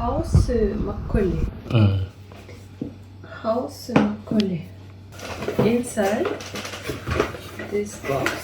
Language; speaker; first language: English; non-native, learner; Russian